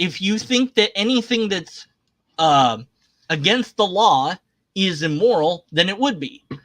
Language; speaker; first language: English; native; English